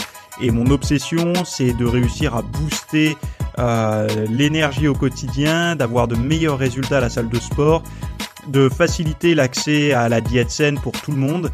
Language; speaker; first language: French; native; French